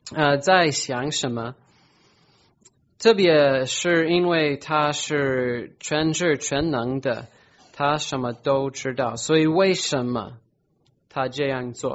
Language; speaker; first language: Chinese; non-native, fluent; English